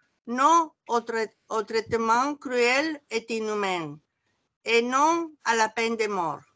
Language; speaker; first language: French; non-native, fluent; Catalan